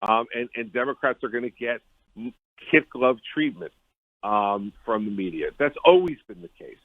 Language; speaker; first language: English; native; English